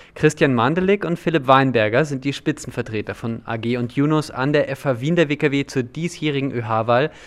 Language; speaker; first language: German; native; German